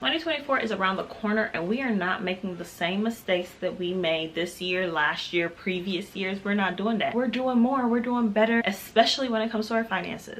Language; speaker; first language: English; native; English